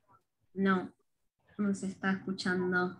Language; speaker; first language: Portuguese; non-native, fluent; Spanish